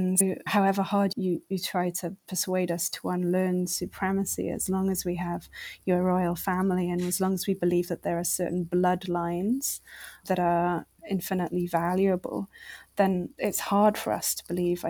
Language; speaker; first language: English; native; English